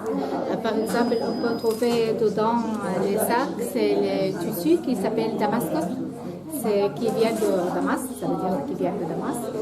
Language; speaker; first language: French; non-native, learner; Arabic